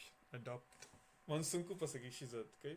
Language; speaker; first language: Lithuanian; non-native, learner; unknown